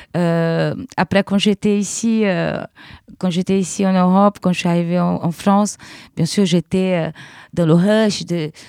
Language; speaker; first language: French; non-native, fluent; Portuguese